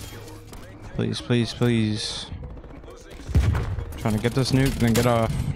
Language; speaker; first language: English; native; English